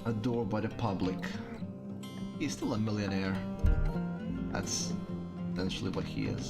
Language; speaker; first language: English; native; English